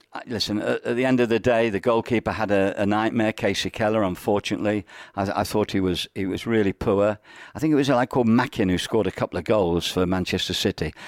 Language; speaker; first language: English; native; English